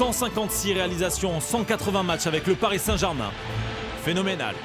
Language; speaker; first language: French; native; French